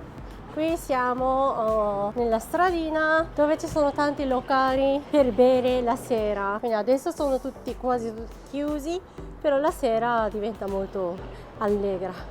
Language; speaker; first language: Italian; non-native, fluent; Japanese